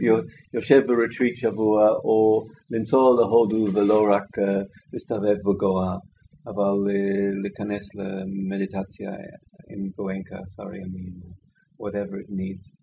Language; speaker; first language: Hebrew; non-native, fluent; English